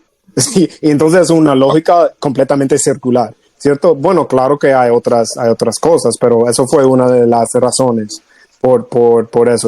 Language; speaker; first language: Spanish; non-native, fluent; English